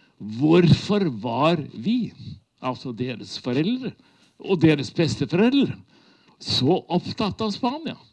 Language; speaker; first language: Norwegian; native; Norwegian